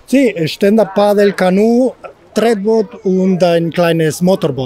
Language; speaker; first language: German; non-native, learner; Spanish